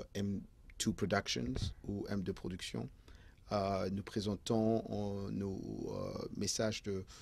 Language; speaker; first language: French; non-native, local second language; Haitian Creole